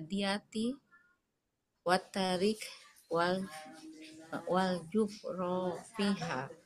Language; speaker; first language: Arabic; non-native, learner; Indonesian